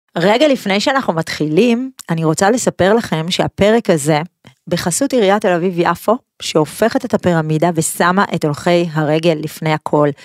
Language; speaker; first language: Hebrew; native; Hebrew